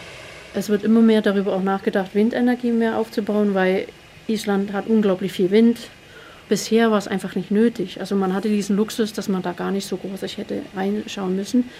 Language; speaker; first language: German; native; German